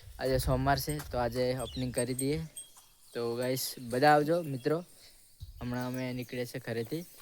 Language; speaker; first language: Gujarati; non-native, local second language; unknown